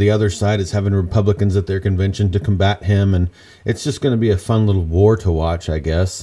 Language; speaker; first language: English; native; English